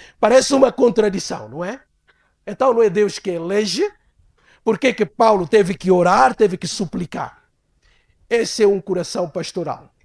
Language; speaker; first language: Portuguese; native; Portuguese